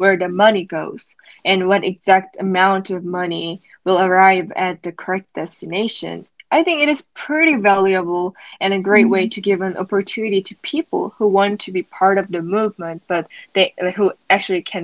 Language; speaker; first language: English; non-native, fluent; Korean